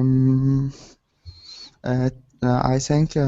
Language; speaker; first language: English; non-native, learner; Arabic